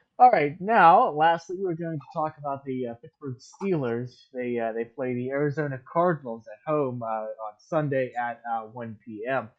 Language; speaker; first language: English; native; English